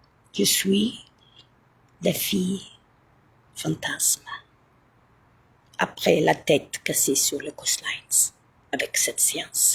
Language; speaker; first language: French; non-native, learner; Italian